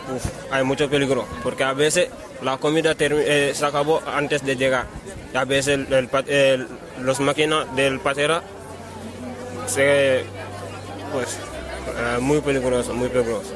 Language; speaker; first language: Spanish; non-native, learner; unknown